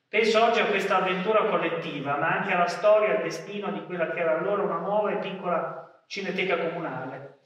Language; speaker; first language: Italian; native; Italian